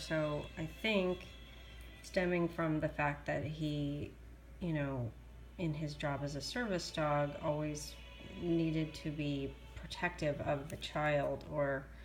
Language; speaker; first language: English; native; English